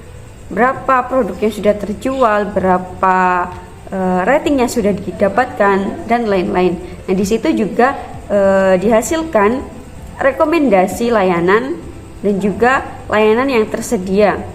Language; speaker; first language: Indonesian; native; Indonesian